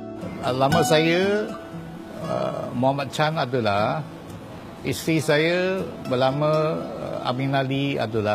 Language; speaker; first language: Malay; non-native, local second language; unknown